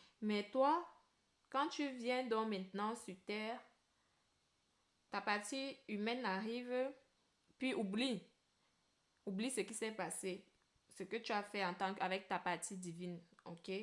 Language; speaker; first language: French; native; French